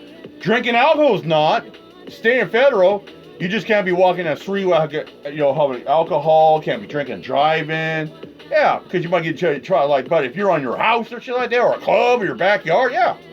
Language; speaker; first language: English; native; English